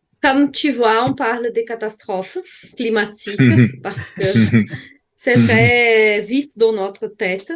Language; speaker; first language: French; non-native, fluent; Portuguese